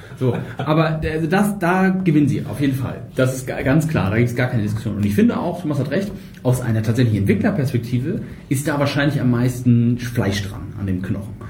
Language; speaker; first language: German; native; German